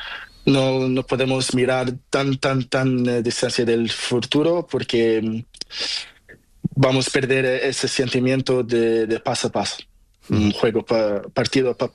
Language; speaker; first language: Spanish; non-native, learner; Portuguese